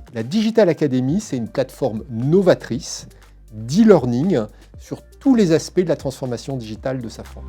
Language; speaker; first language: French; native; French